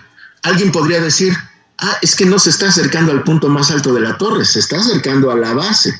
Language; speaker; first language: Spanish; native; Spanish